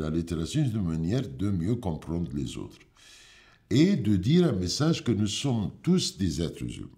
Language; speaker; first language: French; non-native, fluent; Arabic